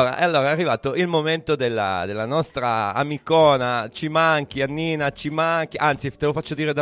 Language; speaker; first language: Italian; native; Italian